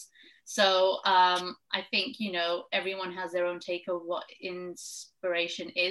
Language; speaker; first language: English; native; English